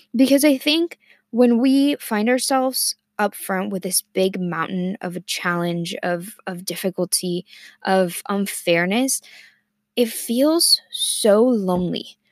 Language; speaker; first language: English; non-native, fluent; Spanish